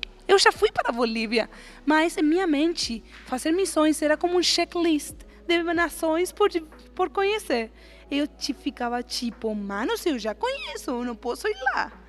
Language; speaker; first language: Portuguese; non-native, fluent; Spanish